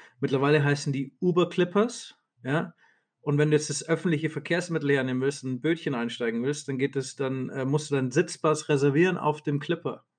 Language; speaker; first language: German; native; German